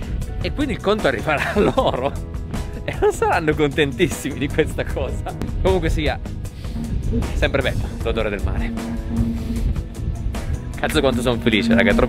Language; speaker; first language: Italian; native; Italian